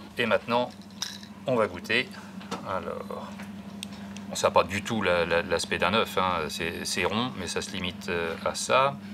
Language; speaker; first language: French; native; French